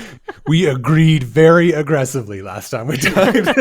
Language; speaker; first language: English; native; English